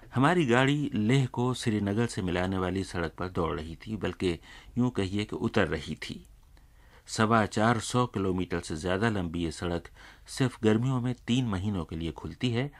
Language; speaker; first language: Urdu; native; Urdu